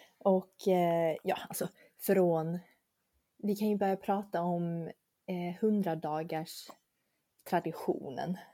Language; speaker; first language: Swedish; early bilingual, other home language; Chinese